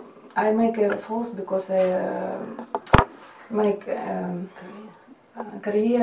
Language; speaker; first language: English; non-native, learner; Russian